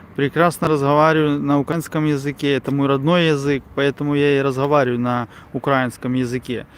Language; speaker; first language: Russian; non-native, local second language; Ukrainian